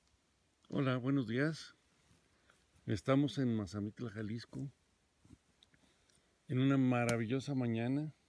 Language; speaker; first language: Spanish; native; Spanish